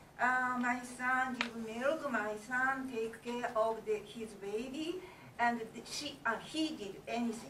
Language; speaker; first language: English; non-native, learner; Japanese